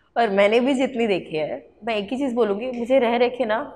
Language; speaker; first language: Hindi; native; Hindi